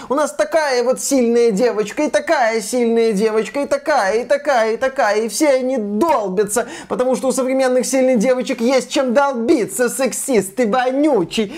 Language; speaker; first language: Russian; native; Russian